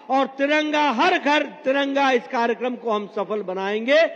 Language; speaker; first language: Hindi; native; Hindi